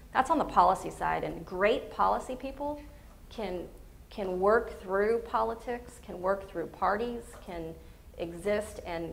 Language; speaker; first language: English; native; English